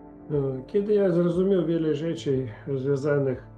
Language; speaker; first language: Polish; non-native, fluent; Ukrainian